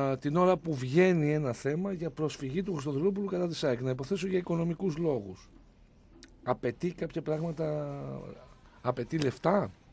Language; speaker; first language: Greek; native; Greek